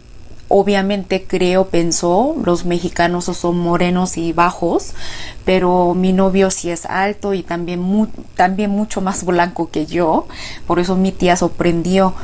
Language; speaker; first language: Spanish; non-native, fluent; Korean